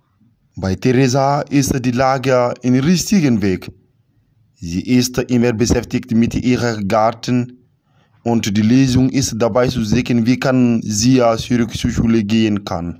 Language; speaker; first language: German; non-native, learner; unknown